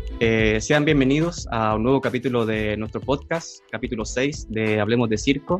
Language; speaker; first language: Spanish; native; Spanish